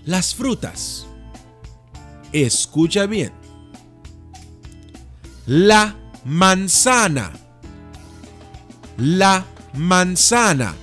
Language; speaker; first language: Spanish; non-native, fluent; Dutch